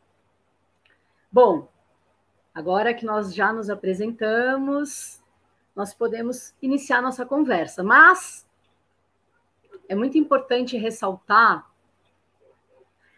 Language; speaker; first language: Portuguese; native; Portuguese